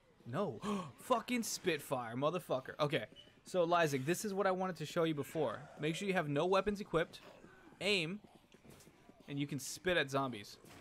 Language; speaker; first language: English; native; English